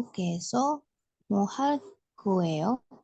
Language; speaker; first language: Korean; non-native, learner; Indonesian